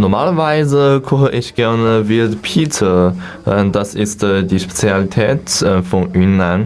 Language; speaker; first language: German; non-native, learner; Chinese